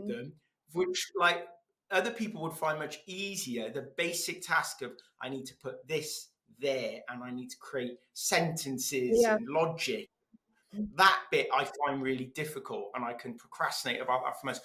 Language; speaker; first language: English; non-native, local second language; Welsh